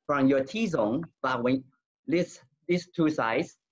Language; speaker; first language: English; non-native, learner; Chinese